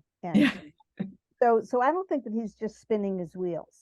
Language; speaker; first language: English; native; English